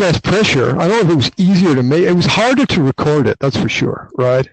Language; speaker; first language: English; native; English